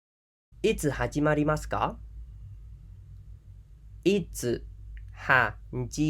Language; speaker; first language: Japanese; non-native, fluent; Khmer